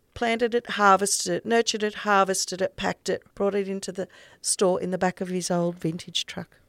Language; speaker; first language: English; native; English